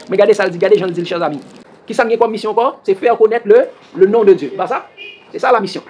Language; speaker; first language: French; non-native, local second language; Haitian Creole